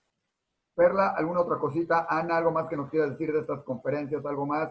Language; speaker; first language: Spanish; native; Spanish